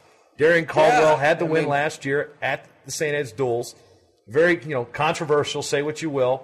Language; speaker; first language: English; native; English